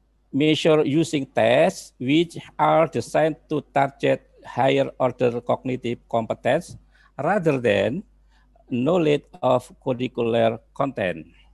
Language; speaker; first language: English; non-native, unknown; Indonesian